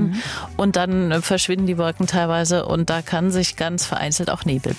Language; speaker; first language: German; native; German